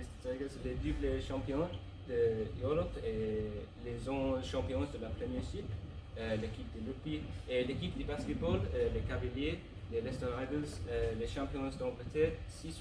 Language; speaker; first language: French; non-native, learner; English